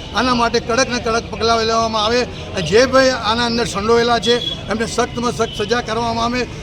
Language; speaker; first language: Gujarati; non-native, local second language; Sindhi